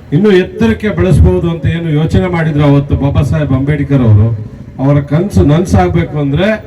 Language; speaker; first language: Kannada; native; Kannada